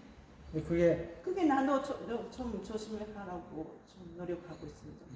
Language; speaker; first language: Korean; non-native, fluent; Japanese